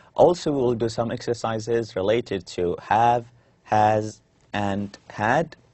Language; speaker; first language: English; non-native, fluent; Arabic